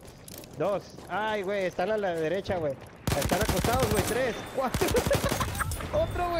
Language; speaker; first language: Spanish; native; Spanish